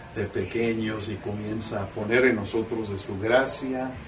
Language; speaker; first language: Spanish; early bilingual, heritage; Spanish